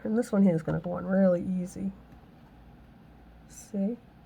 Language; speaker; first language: English; native; English